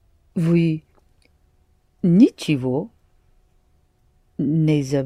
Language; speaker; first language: Russian; non-native, learner; English